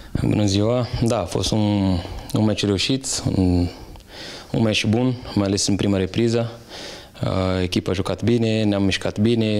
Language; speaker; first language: Romanian; non-native, fluent; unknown